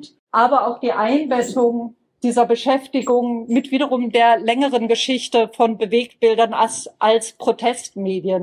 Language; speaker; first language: German; native; German